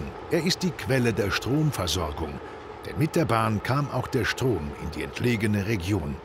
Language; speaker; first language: German; native; German